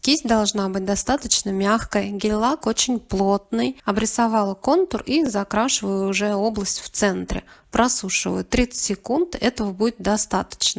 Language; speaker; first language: Russian; native; Russian